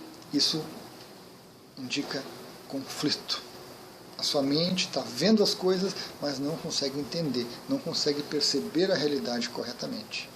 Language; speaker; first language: Portuguese; native; Portuguese